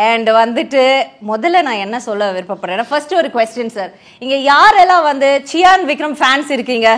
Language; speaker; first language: Tamil; native; Tamil